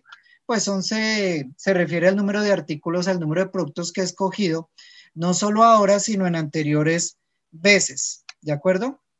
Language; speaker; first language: Spanish; native; Spanish